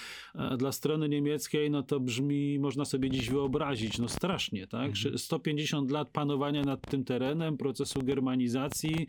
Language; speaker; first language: Polish; native; Polish